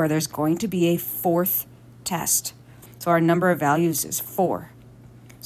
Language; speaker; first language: English; native; English